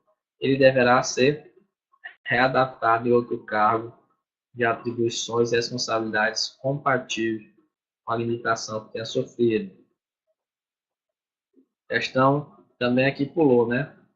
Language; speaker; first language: Portuguese; native; Portuguese